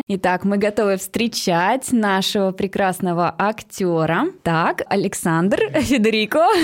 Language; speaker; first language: Russian; native; Russian